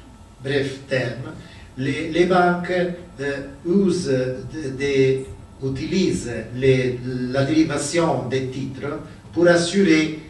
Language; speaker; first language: French; non-native, learner; Italian